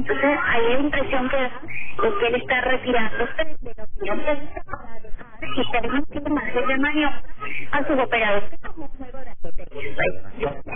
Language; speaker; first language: Spanish; native; Spanish